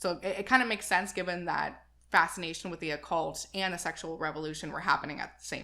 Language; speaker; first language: English; native; English